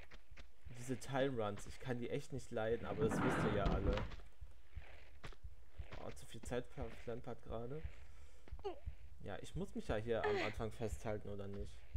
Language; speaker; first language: German; native; German